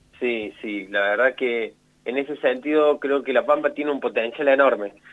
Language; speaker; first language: Spanish; native; Spanish